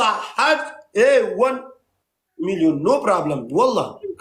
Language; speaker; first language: Arabic; non-native, learner; Pashto